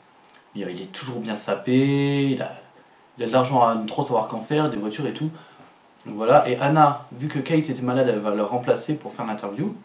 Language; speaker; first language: French; native; French